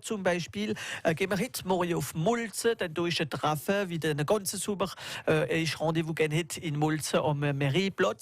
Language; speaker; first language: German; native; German